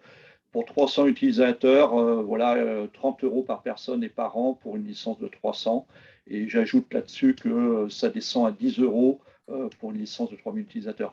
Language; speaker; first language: French; native; French